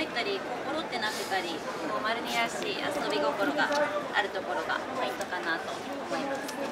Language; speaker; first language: Japanese; native; Japanese